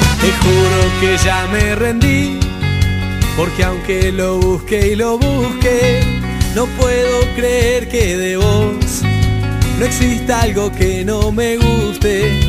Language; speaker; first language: Spanish; native; Spanish